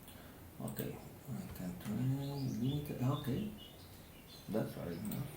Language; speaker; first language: English; non-native, learner; Spanish